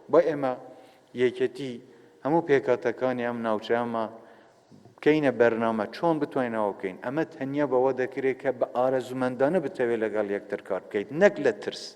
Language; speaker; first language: Central Kurdish; non-native, local second language; Kurdish